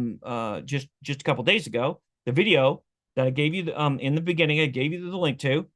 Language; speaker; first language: English; native; English